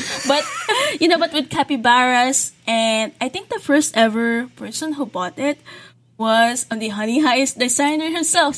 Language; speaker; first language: English; non-native, local second language; Filipino